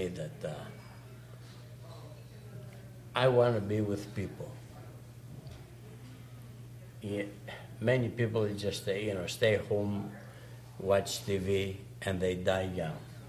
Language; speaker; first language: English; non-native, fluent; Greek